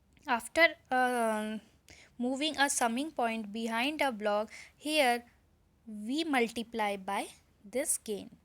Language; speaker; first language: English; non-native, local second language; Hindi